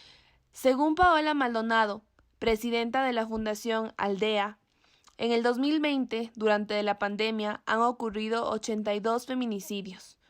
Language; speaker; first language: Spanish; native; Spanish